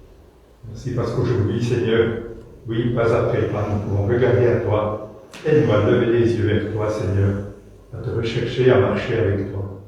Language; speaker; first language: French; native; French